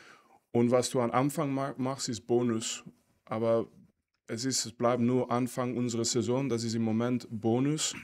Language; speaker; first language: German; non-native, fluent; French